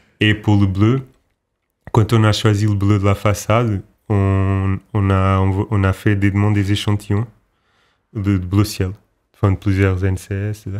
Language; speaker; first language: French; non-native, fluent; Portuguese